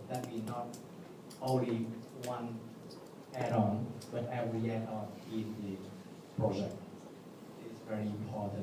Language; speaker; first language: English; non-native, learner; Vietnamese